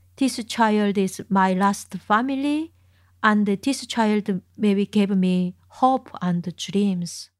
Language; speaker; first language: English; non-native, learner; Korean